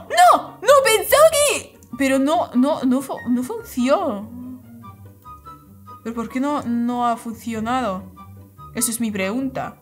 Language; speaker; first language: Spanish; non-native, fluent; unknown